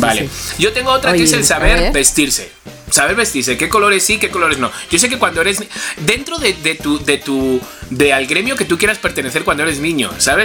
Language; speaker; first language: Spanish; native; Spanish